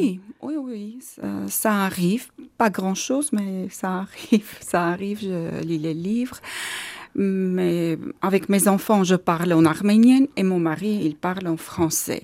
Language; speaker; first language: French; non-native, learner; Armenian